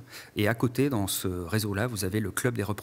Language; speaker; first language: French; native; French